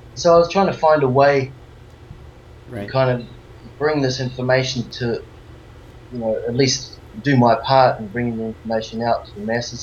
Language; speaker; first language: English; native; English